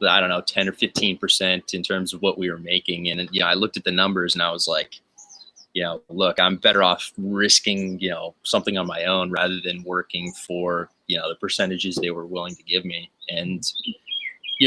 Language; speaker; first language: English; native; English